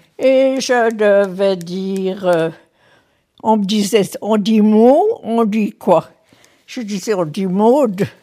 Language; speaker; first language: French; native; French